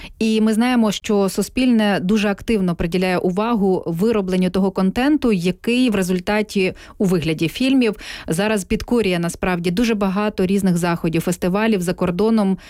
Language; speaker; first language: Ukrainian; native; Ukrainian